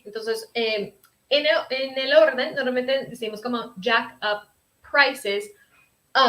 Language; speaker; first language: Spanish; early bilingual, heritage; Spanish